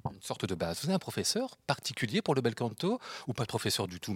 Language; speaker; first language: French; native; French